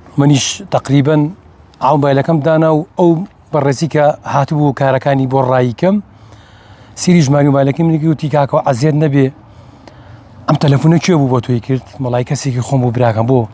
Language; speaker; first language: Central Kurdish; native; Central Kurdish